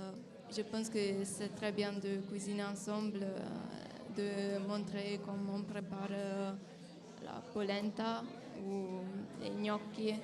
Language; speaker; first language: French; non-native, fluent; Italian